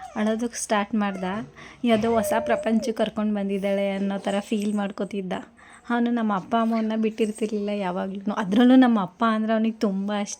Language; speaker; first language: Kannada; native; Kannada